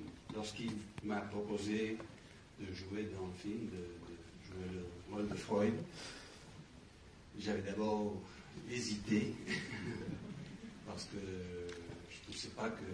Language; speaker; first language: French; non-native, fluent; English